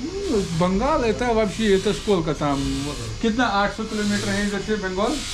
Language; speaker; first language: Russian; non-native, learner; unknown